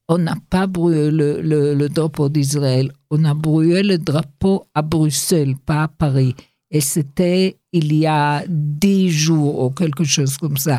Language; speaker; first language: French; non-native, learner; Hebrew